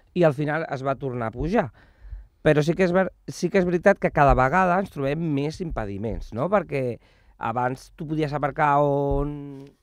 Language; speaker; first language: Catalan; non-native, local second language; Spanish